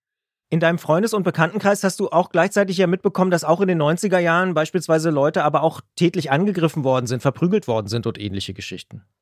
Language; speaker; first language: German; native; German